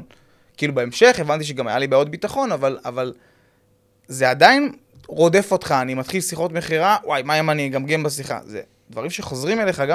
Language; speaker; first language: Hebrew; native; Hebrew